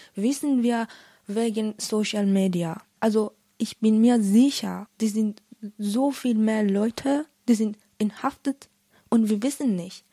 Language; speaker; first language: German; non-native, learner; Persian